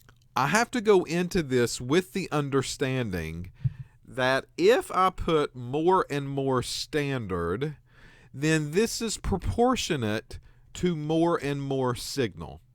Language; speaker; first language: English; native; English